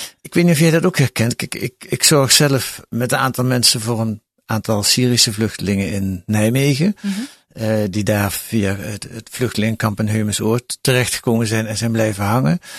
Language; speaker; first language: Dutch; native; Dutch